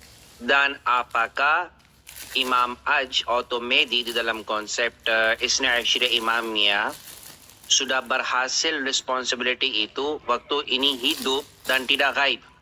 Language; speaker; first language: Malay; non-native, learner; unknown